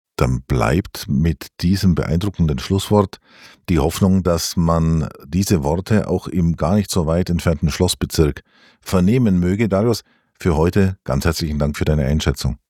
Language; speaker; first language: German; native; German